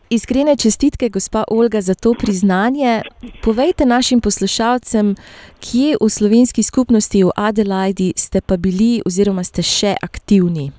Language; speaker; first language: Slovenian; native; Slovenian